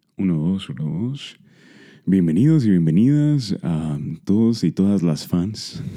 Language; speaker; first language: Spanish; early bilingual, heritage; Spanish